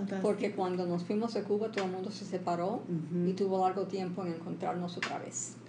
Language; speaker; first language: Spanish; early bilingual, heritage; Spanish